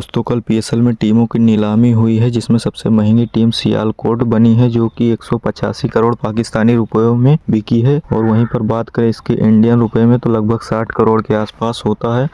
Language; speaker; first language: Hindi; native; Hindi